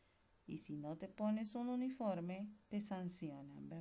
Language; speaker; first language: Spanish; native; Spanish